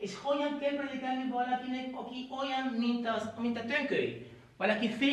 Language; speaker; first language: Hungarian; non-native, learner; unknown